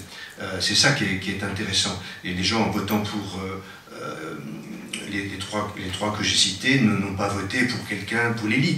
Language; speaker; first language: French; native; French